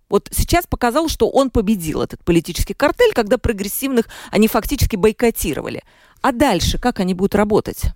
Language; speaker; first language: Russian; native; Russian